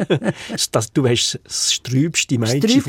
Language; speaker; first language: German; native; German